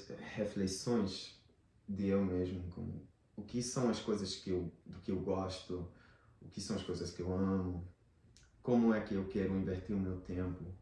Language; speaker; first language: Portuguese; non-native, fluent; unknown